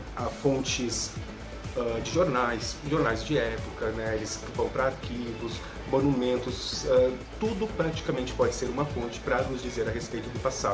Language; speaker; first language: Portuguese; native; Portuguese